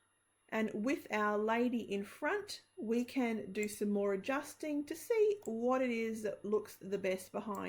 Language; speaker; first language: English; native; English